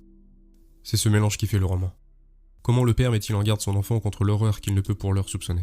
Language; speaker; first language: French; native; French